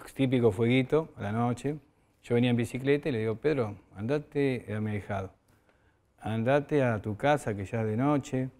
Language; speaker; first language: Spanish; native; Spanish